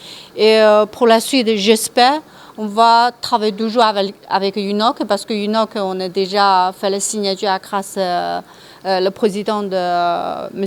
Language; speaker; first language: French; non-native, learner; Chinese